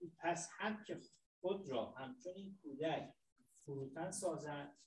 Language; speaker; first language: Persian; native; Persian